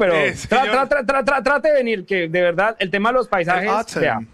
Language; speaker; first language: Spanish; native; Spanish